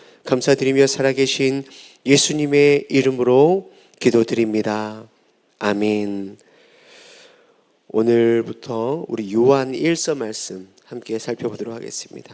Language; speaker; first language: Korean; native; Korean